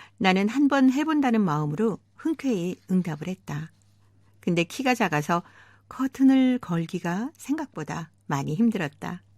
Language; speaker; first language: Korean; native; Korean